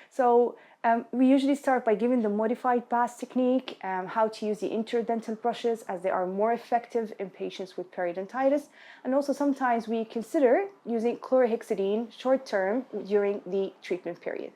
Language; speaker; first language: English; non-native, fluent; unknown